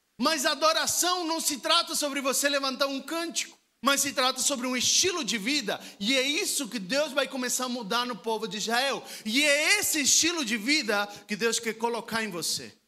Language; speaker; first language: Portuguese; non-native, fluent; Spanish